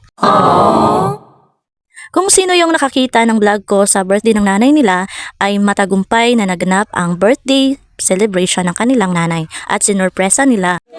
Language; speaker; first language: Filipino; non-native, local second language; Cebuano